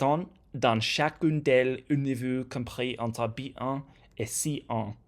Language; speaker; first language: French; non-native, learner; English